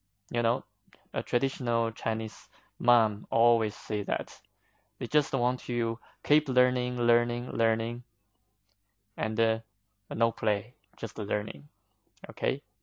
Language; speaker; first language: English; non-native, fluent; Chinese